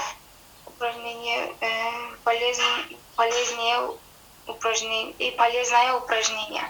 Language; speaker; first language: Russian; non-native, local second language; Kyrgyz